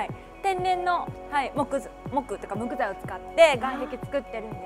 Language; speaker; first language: Japanese; native; Japanese